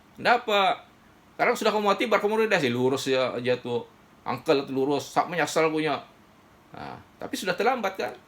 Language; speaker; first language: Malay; native; Malay